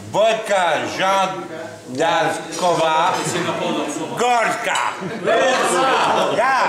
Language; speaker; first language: Polish; non-native, learner; French